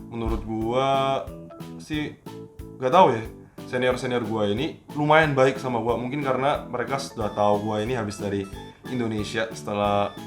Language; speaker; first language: Indonesian; early bilingual, other home language; Korean